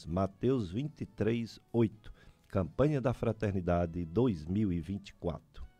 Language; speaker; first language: Portuguese; native; Portuguese